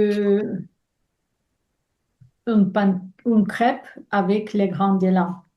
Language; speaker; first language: French; non-native, learner; Russian